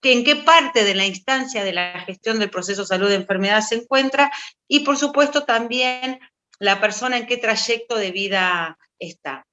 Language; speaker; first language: Spanish; native; Spanish